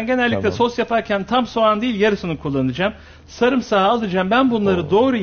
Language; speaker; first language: Turkish; native; Turkish